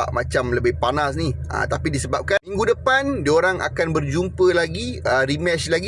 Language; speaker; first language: Malay; native; Malay